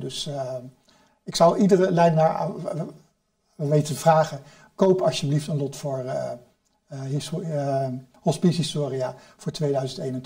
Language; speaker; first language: Dutch; native; Dutch